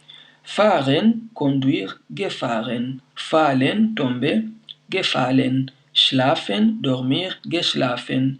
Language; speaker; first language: German; non-native, fluent; French